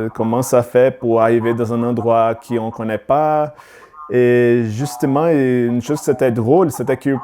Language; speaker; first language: French; non-native, learner; Portuguese